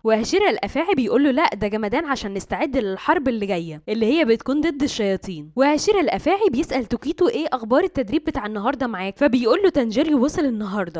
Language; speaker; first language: Arabic; native; Arabic